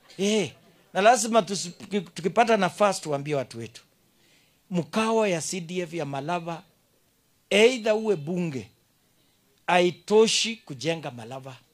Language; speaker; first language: Swahili; non-native, local second language; Kalenjin